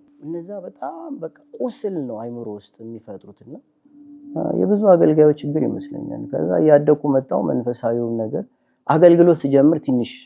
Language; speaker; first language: Amharic; native; Amharic